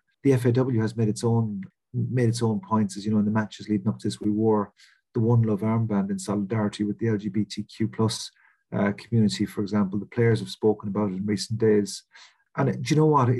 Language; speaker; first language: English; native; English